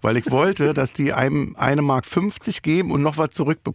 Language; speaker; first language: German; native; German